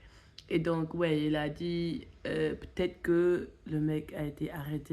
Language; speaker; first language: French; non-native, fluent; English